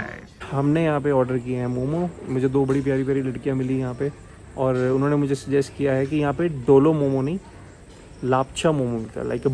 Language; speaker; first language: Hindi; native; Hindi